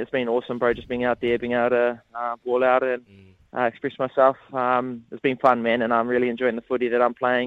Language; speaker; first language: English; native; English